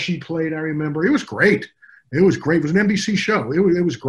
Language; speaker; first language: English; native; English